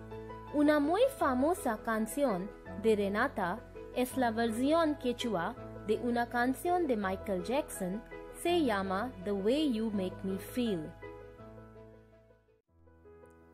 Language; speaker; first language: Spanish; non-native, learner; Hindi